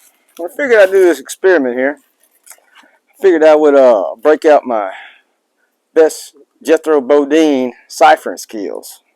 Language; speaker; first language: English; native; English